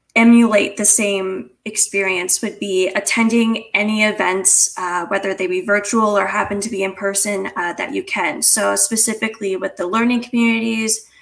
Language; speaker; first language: English; native; English